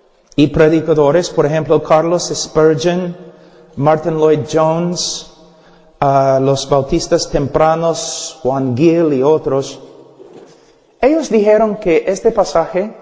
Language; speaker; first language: Spanish; non-native, fluent; English